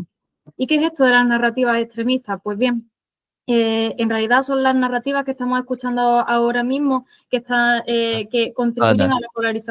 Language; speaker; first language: Spanish; native; Spanish